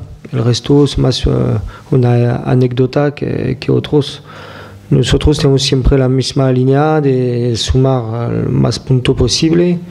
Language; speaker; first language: Spanish; non-native, fluent; French